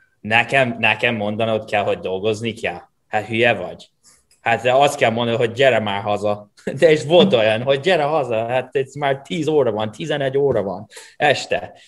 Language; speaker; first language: Hungarian; non-native, fluent; English